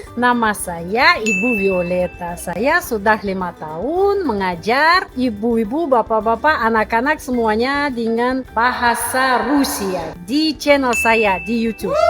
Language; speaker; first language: Indonesian; non-native, fluent; Russian